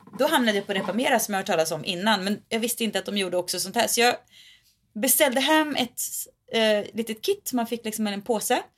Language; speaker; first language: Swedish; native; Swedish